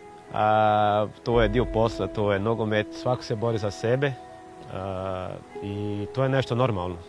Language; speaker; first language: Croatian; non-native, fluent; Portuguese